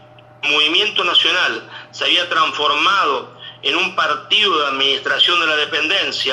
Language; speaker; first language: Spanish; native; Spanish